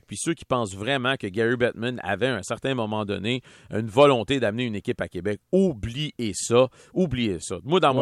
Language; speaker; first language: French; native; French